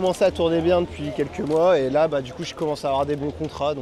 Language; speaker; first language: French; native; French